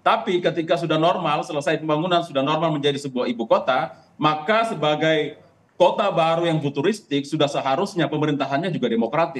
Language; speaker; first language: Indonesian; native; Indonesian